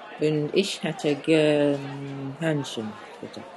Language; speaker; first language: German; non-native, learner; English